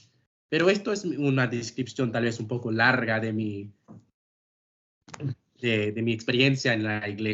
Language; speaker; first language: Spanish; non-native, fluent; English